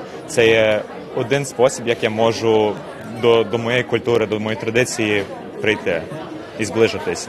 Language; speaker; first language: Ukrainian; early bilingual, heritage; Ukrainian